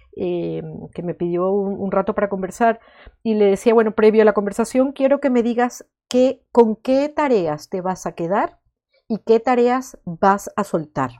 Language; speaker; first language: Spanish; native; Spanish